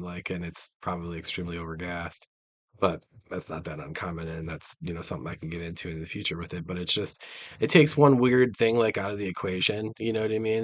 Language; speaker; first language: English; native; English